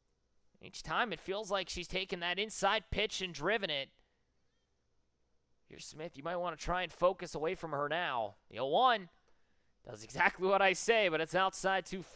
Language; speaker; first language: English; native; English